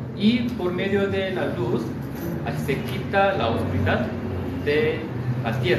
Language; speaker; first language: Spanish; non-native, fluent; Korean